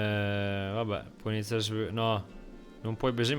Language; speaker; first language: Italian; native; Italian